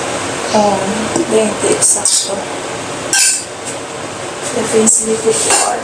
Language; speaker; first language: Swedish; non-native, learner; Filipino